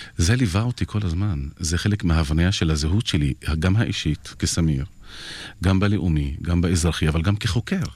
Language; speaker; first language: Hebrew; non-native, local second language; Arabic